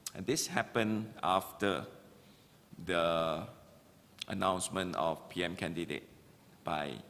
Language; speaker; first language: English; non-native, local second language; Malay